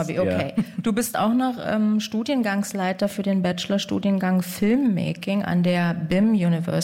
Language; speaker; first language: German; native; German